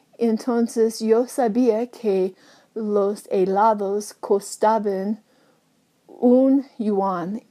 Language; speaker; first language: Spanish; non-native, learner; English